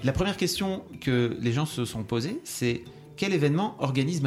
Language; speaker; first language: French; native; French